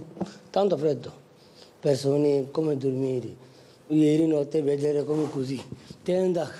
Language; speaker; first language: Italian; non-native, learner; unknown